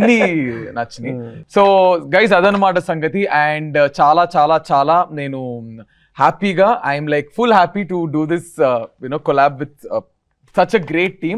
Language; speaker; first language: Telugu; native; Telugu